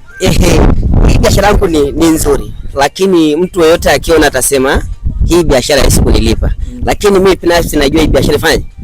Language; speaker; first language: Swahili; non-native, local second language; Masai